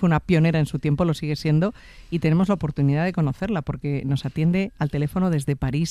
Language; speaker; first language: Spanish; native; Spanish